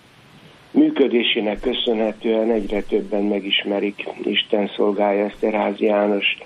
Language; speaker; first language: Hungarian; native; Hungarian